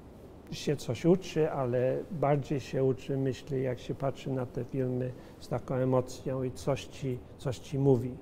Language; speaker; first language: Polish; early bilingual, heritage; Polish